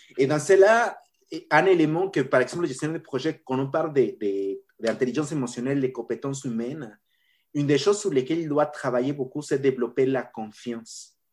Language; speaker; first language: French; non-native, fluent; Spanish